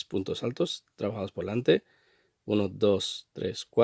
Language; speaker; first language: Spanish; native; Spanish